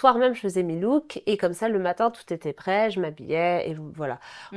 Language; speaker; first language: French; native; French